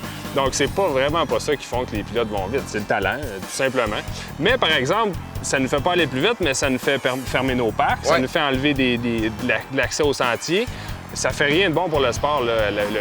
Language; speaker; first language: French; native; French